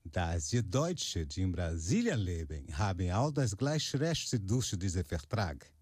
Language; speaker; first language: German; non-native, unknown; Portuguese